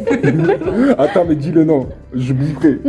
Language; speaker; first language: French; native; French